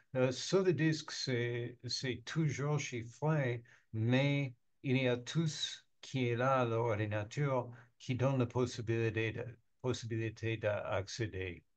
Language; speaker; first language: French; non-native, learner; English